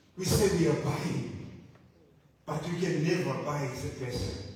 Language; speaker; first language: English; non-native, local second language; Shona